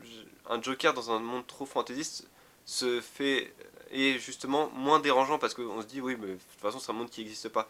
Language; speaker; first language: French; native; French